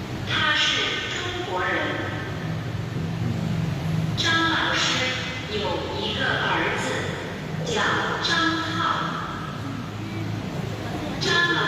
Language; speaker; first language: Chinese; non-native, learner; Indonesian